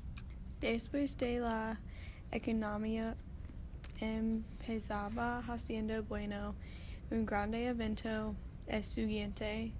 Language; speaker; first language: Spanish; non-native, learner; English